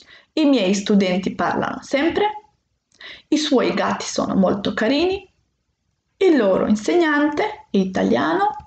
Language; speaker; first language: Italian; non-native, fluent; Macedonian